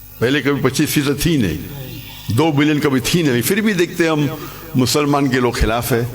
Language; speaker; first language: Urdu; non-native, local second language; English